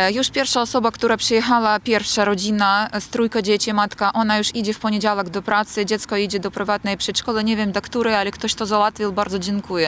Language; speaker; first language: Polish; non-native, fluent; Ukrainian